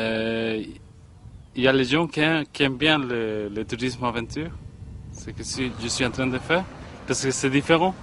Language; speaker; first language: French; non-native, fluent; Spanish